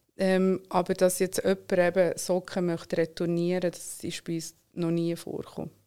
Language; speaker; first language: German; early bilingual, other home language; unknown